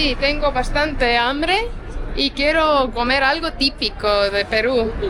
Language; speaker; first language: Spanish; non-native, fluent; Estonian